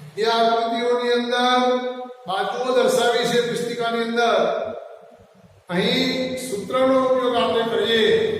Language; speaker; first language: Gujarati; native; Gujarati